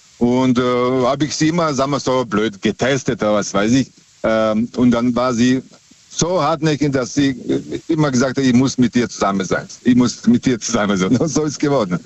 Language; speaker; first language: German; non-native, fluent; Serbian